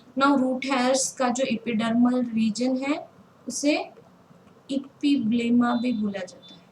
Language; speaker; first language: Hindi; non-native, local second language; Marathi